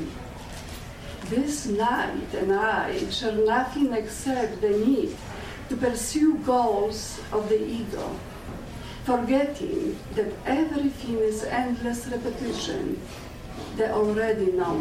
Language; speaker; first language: English; non-native, fluent; Polish